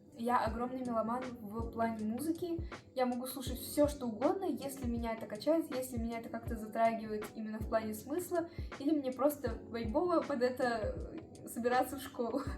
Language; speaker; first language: Russian; native; Russian